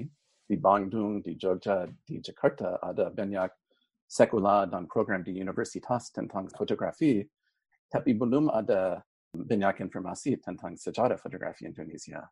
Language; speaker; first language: Indonesian; non-native, fluent; English